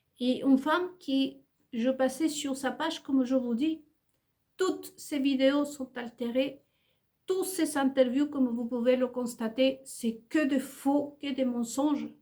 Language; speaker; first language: French; non-native, fluent; Spanish